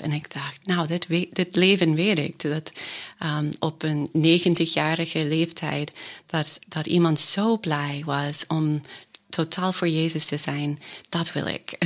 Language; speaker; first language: Dutch; non-native, fluent; English